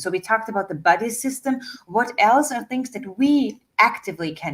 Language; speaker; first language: English; non-native, fluent; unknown